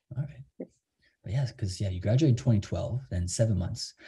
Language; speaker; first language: English; native; English